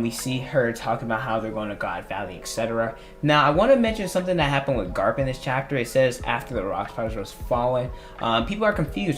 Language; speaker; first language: English; native; English